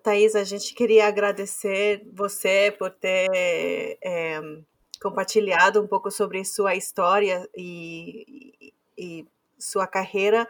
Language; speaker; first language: Portuguese; non-native, fluent; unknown